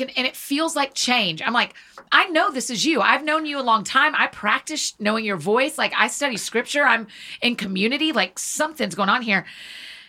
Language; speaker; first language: English; native; English